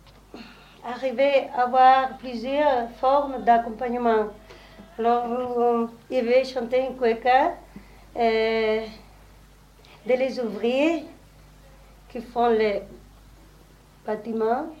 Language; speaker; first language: French; non-native, learner; Spanish